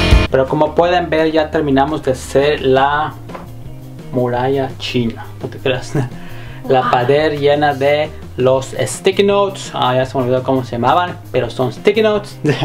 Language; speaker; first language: Spanish; native; Spanish